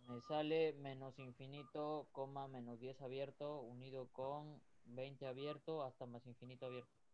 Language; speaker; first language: Spanish; native; Spanish